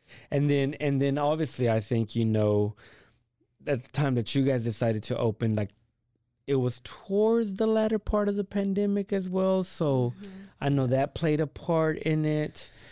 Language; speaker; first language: English; early bilingual, other home language; Spanish